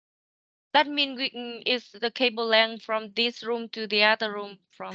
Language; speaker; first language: English; non-native, learner; Vietnamese